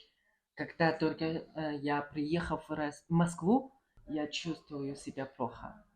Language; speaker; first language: Russian; non-native, learner; Chinese